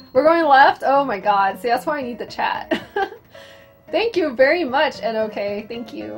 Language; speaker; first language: English; native; English